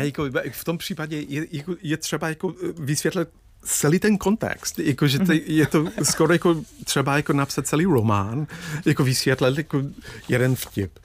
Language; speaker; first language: Czech; non-native, fluent; English